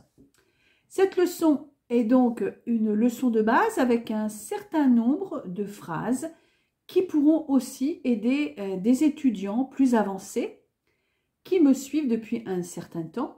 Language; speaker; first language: French; native; French